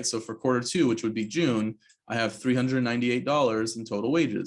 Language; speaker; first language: English; native; English